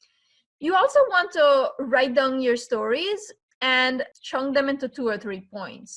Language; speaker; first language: English; native; English